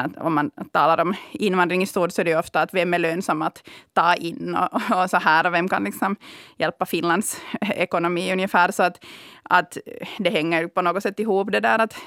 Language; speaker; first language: Swedish; native; Swedish